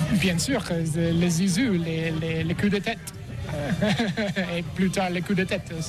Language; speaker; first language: French; non-native, learner; English